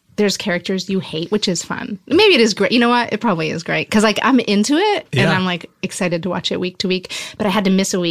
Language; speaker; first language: English; native; English